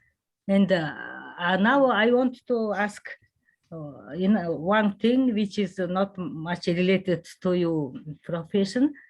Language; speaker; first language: English; non-native, learner; Mongolian